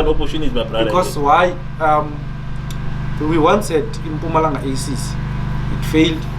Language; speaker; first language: English; non-native, local second language; Zulu